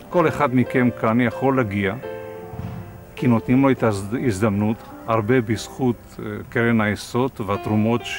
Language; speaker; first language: Hebrew; non-native, fluent; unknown